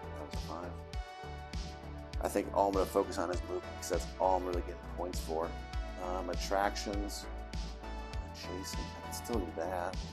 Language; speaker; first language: English; native; English